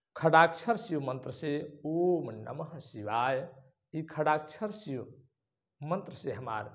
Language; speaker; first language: Hindi; native; Hindi